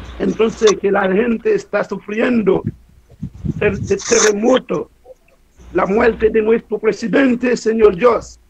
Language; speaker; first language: Spanish; non-native, learner; Haitian Creole